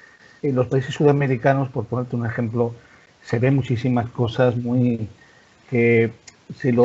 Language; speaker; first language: Spanish; native; Spanish